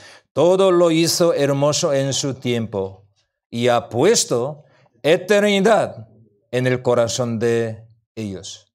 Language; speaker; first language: Spanish; non-native, learner; Korean